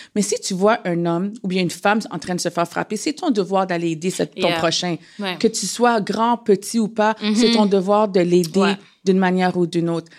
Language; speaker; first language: French; native; French